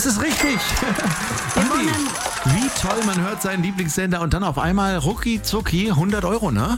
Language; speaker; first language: German; native; German